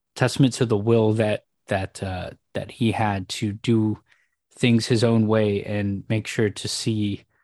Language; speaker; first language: English; native; English